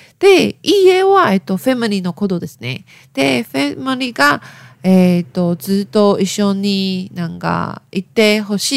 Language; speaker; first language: Japanese; non-native, learner; Chinese